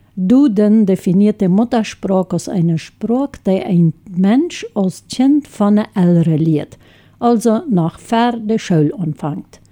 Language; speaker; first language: German; non-native, local second language; Low German